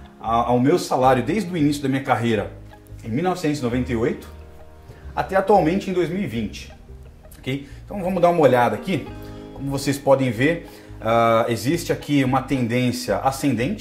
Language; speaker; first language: Portuguese; native; Portuguese